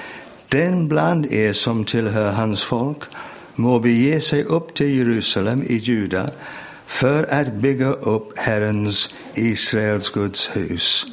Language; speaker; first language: Swedish; non-native, fluent; English